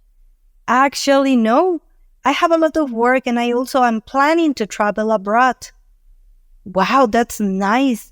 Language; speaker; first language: English; non-native, fluent; Spanish